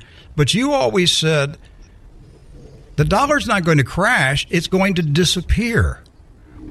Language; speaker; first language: English; native; English